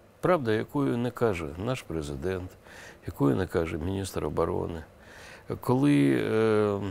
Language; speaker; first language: Ukrainian; non-native, local second language; Russian